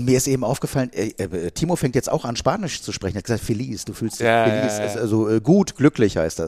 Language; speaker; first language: German; native; German